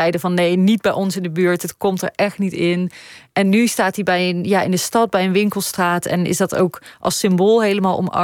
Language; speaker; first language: Dutch; native; Dutch